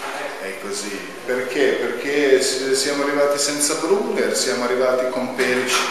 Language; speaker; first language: Italian; non-native, fluent; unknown